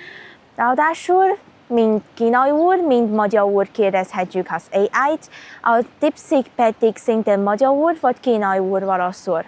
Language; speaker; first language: Hungarian; non-native, learner; Chinese